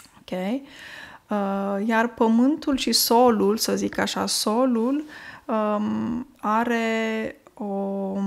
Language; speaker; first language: Romanian; native; Romanian